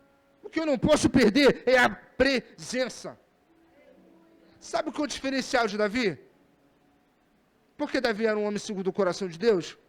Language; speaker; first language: Portuguese; native; Portuguese